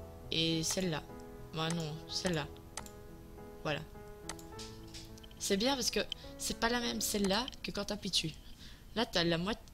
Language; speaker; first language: French; native; French